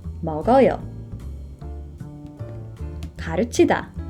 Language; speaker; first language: Korean; non-native, fluent; English